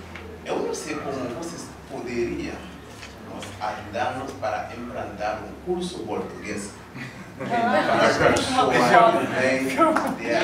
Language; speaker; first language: Portuguese; non-native, learner; Haitian Creole